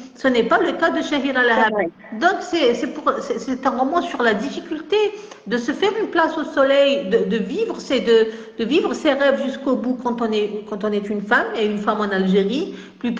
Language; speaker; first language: French; non-native, local second language; Kabyle